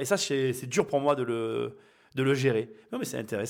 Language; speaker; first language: French; native; French